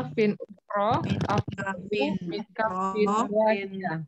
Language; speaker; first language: Arabic; non-native, learner; Indonesian